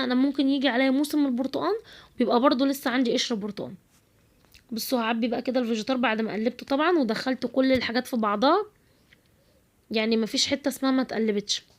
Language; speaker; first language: Arabic; native; Arabic